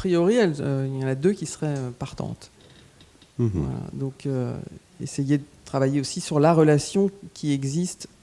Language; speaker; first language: French; native; French